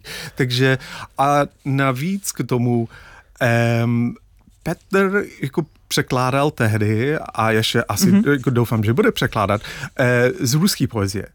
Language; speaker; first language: Czech; non-native, fluent; English